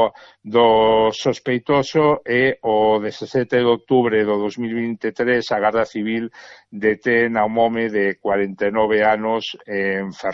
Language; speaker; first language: Galician; native; Galician